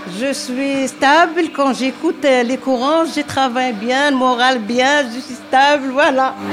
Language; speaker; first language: French; non-native, local second language; Arabic